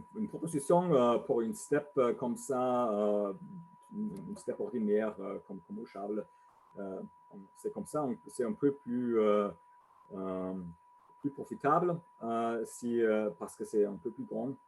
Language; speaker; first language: French; non-native, learner; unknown